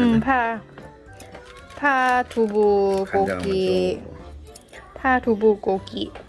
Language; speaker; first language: Korean; non-native, learner; Thai